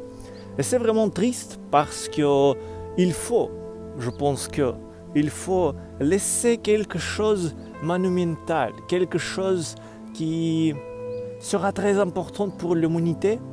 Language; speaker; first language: French; non-native, learner; Russian